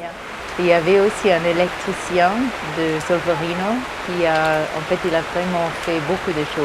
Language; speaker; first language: French; early bilingual, heritage; English